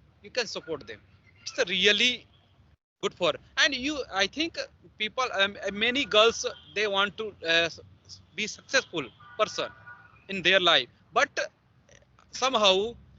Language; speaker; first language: English; non-native, learner; Hindi